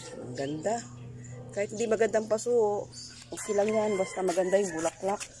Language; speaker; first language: Filipino; non-native, local second language; Cebuano